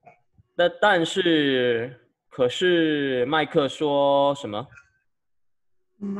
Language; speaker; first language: Chinese; non-native, fluent; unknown